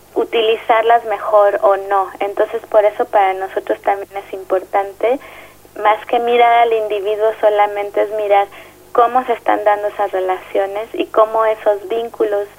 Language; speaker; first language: Spanish; native; Spanish